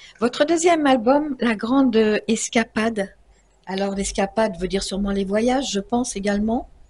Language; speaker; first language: French; native; French